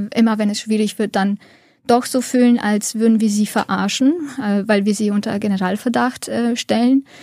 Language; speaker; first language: German; early bilingual, other home language; Romanian